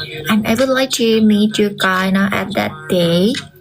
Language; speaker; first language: English; non-native, learner; Thai